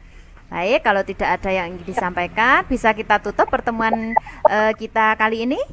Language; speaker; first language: Indonesian; native; Indonesian